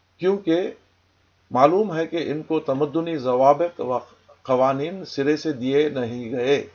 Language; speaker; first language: Urdu; native; Urdu